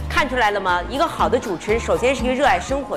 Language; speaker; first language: Chinese; native; Chinese